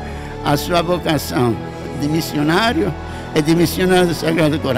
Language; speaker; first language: Portuguese; non-native, fluent; Italian